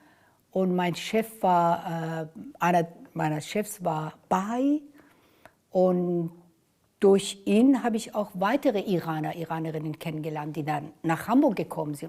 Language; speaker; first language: German; non-native, fluent; Persian